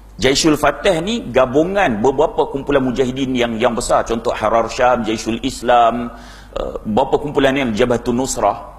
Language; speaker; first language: Malay; native; Malay